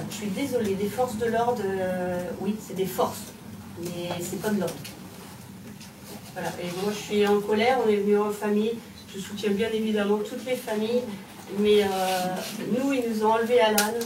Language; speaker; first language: French; native; French